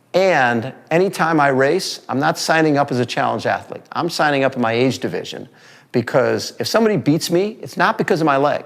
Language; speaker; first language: English; native; English